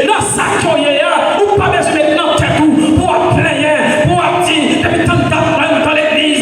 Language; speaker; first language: French; non-native, local second language; Haitian Creole